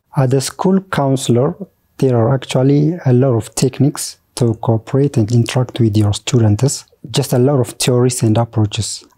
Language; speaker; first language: English; non-native, fluent; Oromo